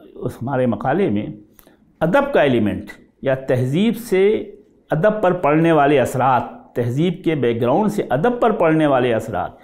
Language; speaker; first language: Hindi; native; Hindi